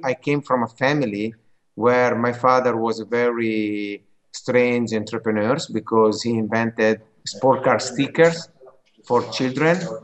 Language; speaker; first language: English; non-native, fluent; Italian